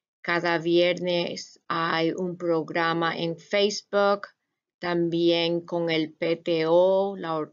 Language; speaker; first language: Spanish; non-native, fluent; English